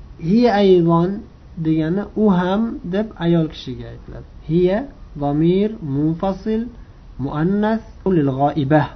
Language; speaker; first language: Arabic; non-native, fluent; Uzbek